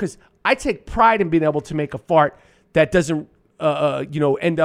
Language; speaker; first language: English; native; English